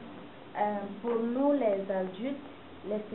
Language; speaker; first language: French; non-native, learner; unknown